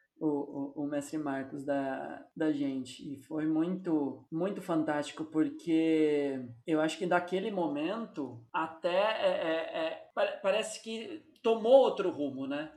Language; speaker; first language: Portuguese; native; Portuguese